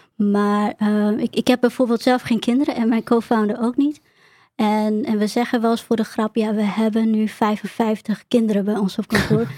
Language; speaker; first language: Dutch; early bilingual, other home language; Vietnamese